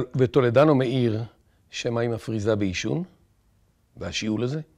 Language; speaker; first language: Hebrew; native; Hebrew